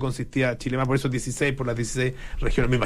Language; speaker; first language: Spanish; native; Spanish